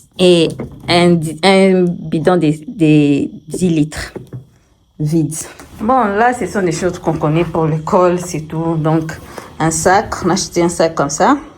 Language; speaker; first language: French; non-native, local second language; Swahili